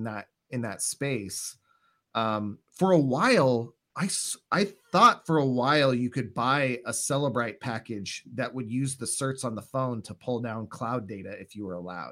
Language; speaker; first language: English; native; English